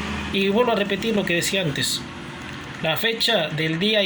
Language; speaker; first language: Spanish; native; Spanish